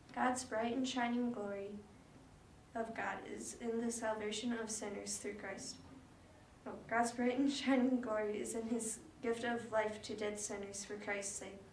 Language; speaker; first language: English; native; English